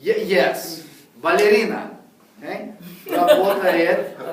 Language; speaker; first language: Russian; non-native, fluent; English